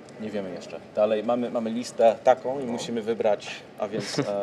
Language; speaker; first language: Polish; early bilingual, heritage; Polish